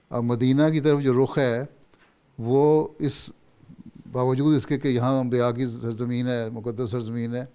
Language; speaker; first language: Urdu; native; Urdu